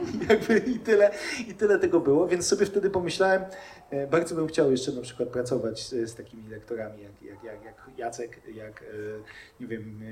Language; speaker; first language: Polish; native; Polish